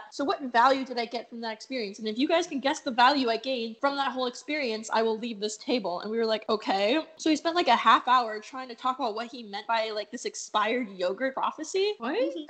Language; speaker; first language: English; native; English